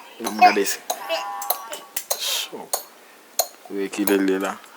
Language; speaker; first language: French; non-native, learner; Haitian Creole